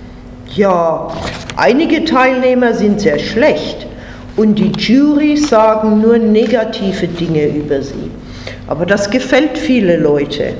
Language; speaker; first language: German; non-native, fluent; English